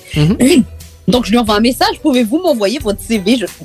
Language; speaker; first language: French; non-native, local second language; Malagasy